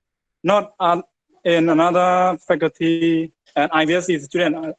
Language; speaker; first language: English; non-native, learner; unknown